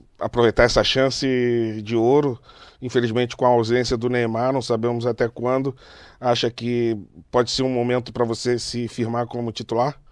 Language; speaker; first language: Portuguese; native; Portuguese